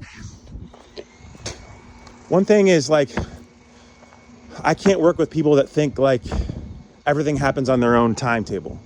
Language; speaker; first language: English; native; English